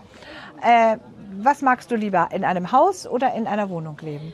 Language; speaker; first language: German; native; German